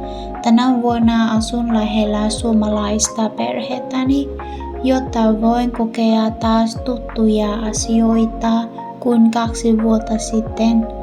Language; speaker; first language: Finnish; non-native, learner; Vietnamese